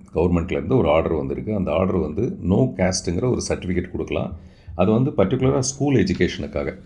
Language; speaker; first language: Tamil; non-native, local second language; Telugu